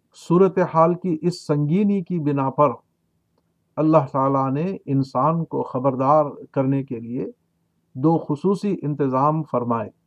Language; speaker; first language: Urdu; native; Urdu